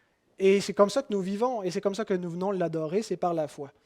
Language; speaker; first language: French; native; French